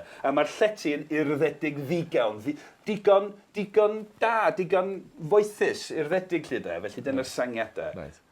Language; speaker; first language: Welsh; non-native, fluent; English